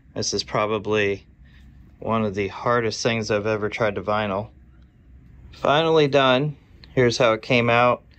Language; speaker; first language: English; native; English